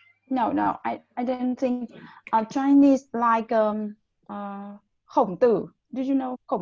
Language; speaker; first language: English; non-native, learner; Vietnamese